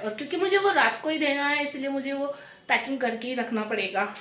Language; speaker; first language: Hindi; native; Hindi